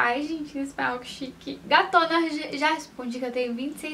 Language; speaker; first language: Portuguese; native; Portuguese